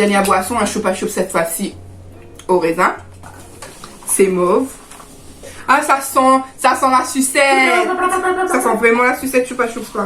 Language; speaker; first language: French; native; French